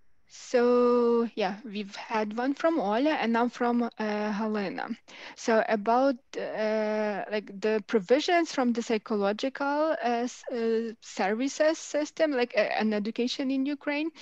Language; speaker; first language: English; non-native, fluent; Ukrainian